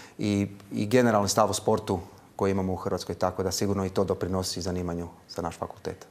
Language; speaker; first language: Croatian; native; Croatian